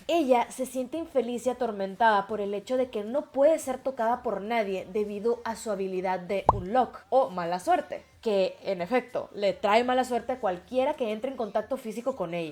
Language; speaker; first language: Spanish; native; Spanish